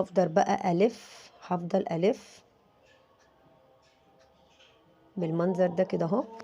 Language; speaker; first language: Arabic; native; Arabic